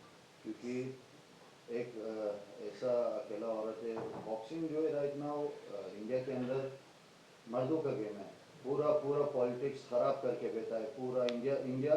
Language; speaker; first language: Hindi; non-native, fluent; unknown